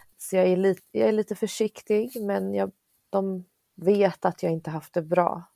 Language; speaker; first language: Swedish; early bilingual, other home language; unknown